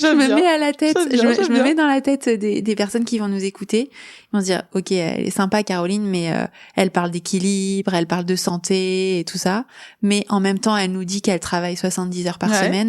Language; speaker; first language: French; native; French